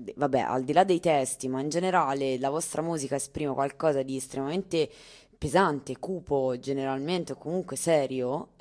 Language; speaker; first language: Italian; native; Italian